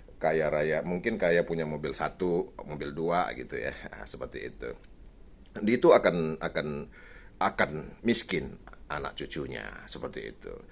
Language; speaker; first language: Indonesian; non-native, local second language; Batak Toba